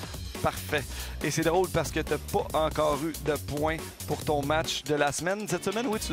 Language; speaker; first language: French; native; French